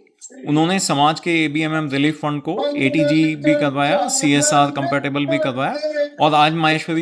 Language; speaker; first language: Hindi; native; Hindi